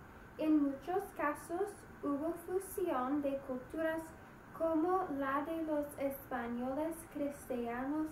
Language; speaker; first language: Spanish; non-native, learner; English